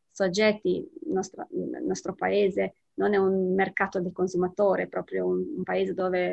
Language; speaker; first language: Italian; non-native, fluent; Bosnian